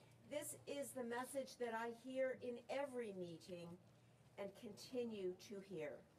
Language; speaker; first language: English; native; English